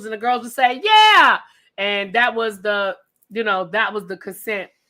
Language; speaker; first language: English; native; English